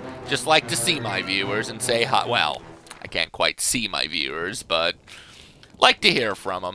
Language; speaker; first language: English; native; English